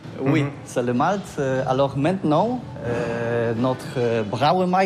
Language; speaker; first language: French; non-native, learner; Polish